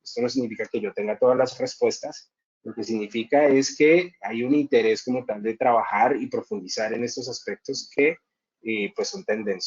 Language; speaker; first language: Spanish; native; Spanish